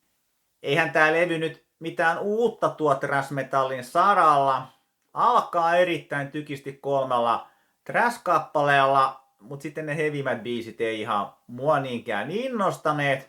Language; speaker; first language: Finnish; native; Finnish